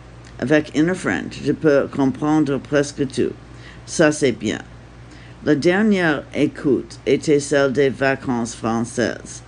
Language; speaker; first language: French; non-native, learner; English